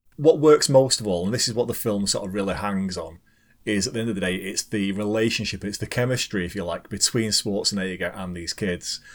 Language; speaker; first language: English; native; English